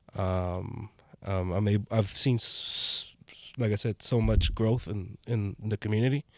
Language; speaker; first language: English; native; English